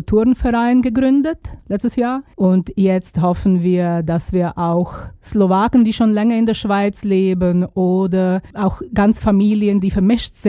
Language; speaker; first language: German; non-native, fluent; Slovak